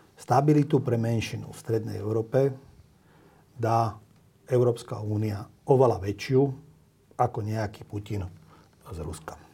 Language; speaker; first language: Slovak; non-native, local second language; Hungarian